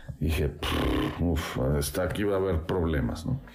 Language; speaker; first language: Spanish; native; Spanish